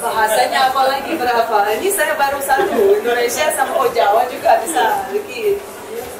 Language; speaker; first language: Indonesian; non-native, fluent; Russian